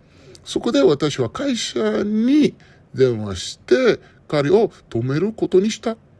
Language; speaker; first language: Japanese; non-native, learner; Arabic